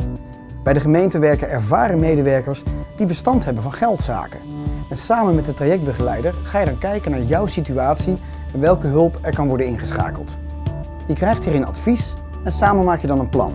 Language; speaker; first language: Dutch; native; Dutch